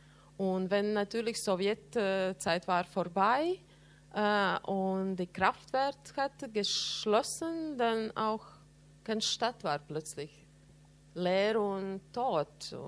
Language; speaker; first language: German; non-native, learner; Latvian